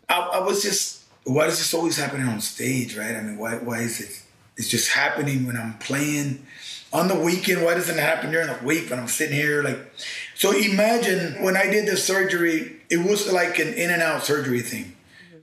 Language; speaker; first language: English; early bilingual, other home language; Spanish